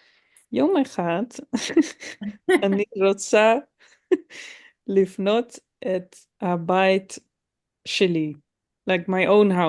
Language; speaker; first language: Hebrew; non-native, learner; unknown